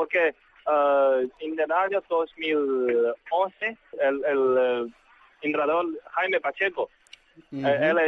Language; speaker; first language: Spanish; non-native, learner; Chinese